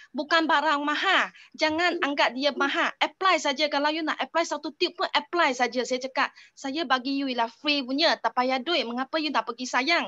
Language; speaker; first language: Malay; non-native, local second language; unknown